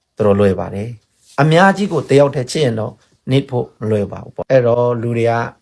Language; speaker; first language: Burmese; non-native, local second language; Pa'o Karen